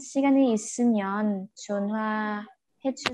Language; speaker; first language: Korean; non-native, learner; Vietnamese